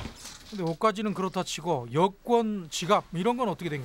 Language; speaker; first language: Korean; native; Korean